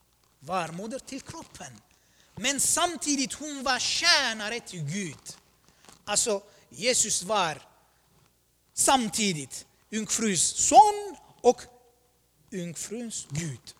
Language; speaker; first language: Swedish; non-native, fluent; Armenian